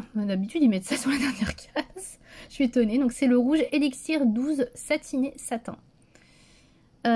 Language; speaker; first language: French; native; French